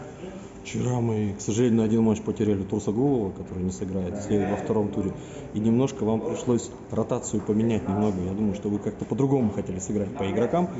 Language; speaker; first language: Russian; native; Russian